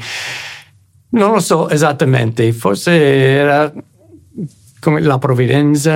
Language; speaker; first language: Italian; non-native, fluent; English